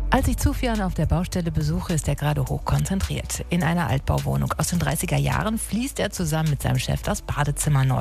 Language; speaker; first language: German; native; German